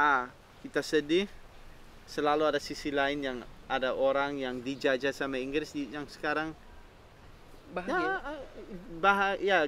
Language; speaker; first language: Indonesian; non-native, fluent; Dutch